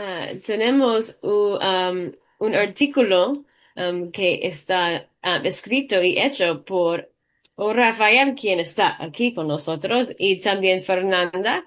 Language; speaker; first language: Spanish; early bilingual, heritage; Spanish